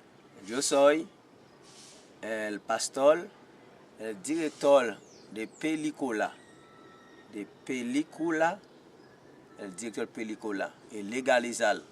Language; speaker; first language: Spanish; non-native, learner; Haitian Creole